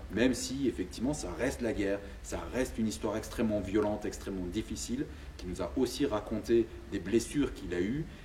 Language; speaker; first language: French; native; French